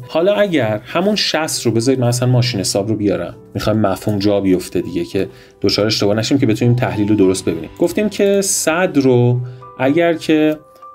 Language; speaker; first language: Persian; native; Persian